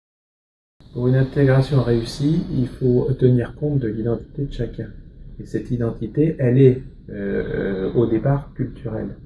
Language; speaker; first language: French; native; French